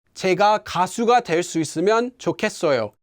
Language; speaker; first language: Korean; non-native, fluent; English